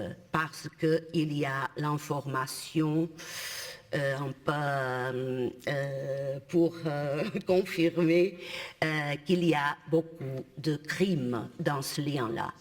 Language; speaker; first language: French; non-native, fluent; Portuguese